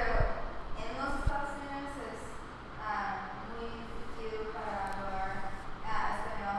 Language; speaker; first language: Spanish; non-native, learner; English